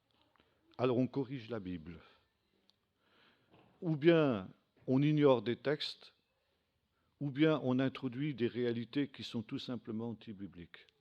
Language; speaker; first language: French; native; French